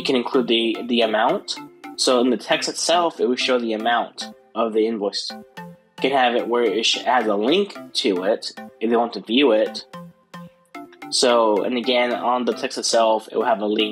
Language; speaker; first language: English; native; English